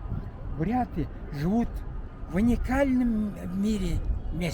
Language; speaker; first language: Russian; non-native, fluent; Mongolian